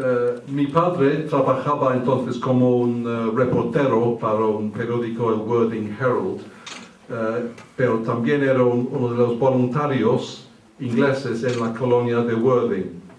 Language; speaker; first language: Spanish; early bilingual, heritage; English